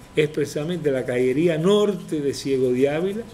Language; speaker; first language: Spanish; native; Spanish